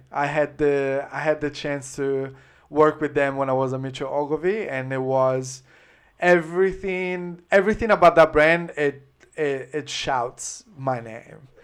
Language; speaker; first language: English; non-native, fluent; Italian